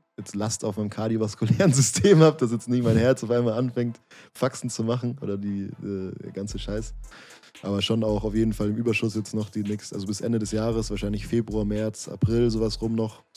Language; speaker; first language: German; native; German